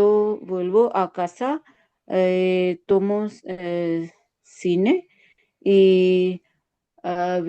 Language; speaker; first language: Spanish; non-native, learner; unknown